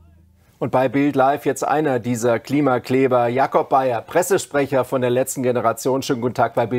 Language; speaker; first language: German; native; German